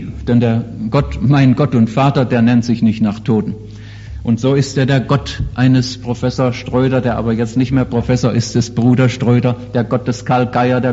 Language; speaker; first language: German; native; German